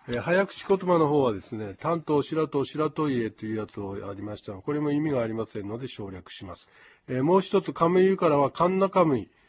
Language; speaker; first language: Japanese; native; Japanese